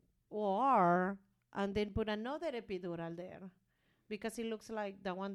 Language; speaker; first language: English; non-native, learner; Spanish